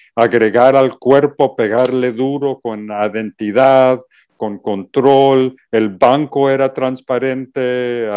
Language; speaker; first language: Spanish; early bilingual, heritage; Spanish